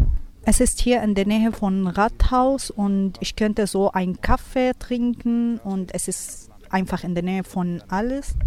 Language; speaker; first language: German; non-native, learner; Arabic